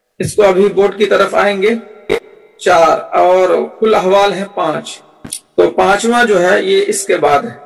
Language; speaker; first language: Urdu; native; Urdu